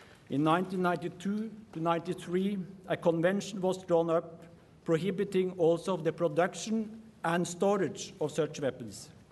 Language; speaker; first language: English; non-native, fluent; Norwegian